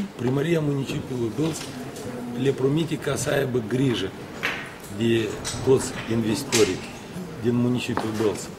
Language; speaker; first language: Romanian; non-native, local second language; Russian